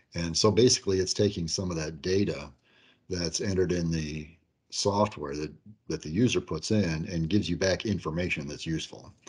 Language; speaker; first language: English; native; English